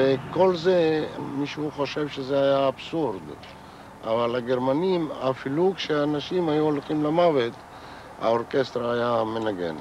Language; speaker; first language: Hebrew; non-native, fluent; Ladino